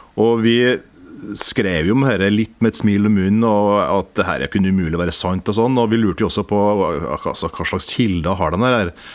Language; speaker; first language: Norwegian; native; Norwegian